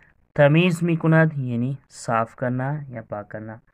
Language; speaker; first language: Persian; non-native, learner; Urdu